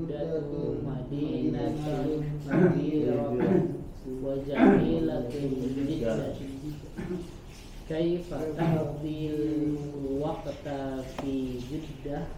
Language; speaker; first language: Arabic; non-native, learner; Indonesian